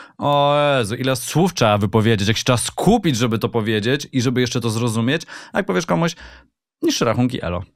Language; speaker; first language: Polish; native; Polish